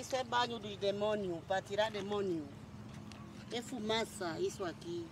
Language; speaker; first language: Portuguese; non-native, local second language; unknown